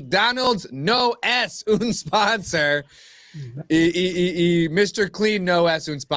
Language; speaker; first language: Spanish; non-native, learner; English